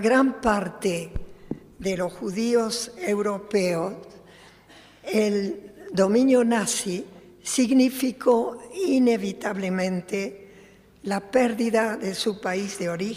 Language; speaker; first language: Spanish; early bilingual, other home language; Polish